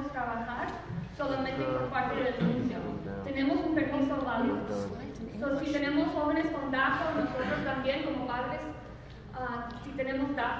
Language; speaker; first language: Spanish; early bilingual, other home language; English